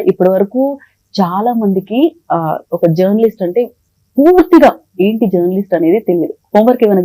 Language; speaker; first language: Telugu; native; Telugu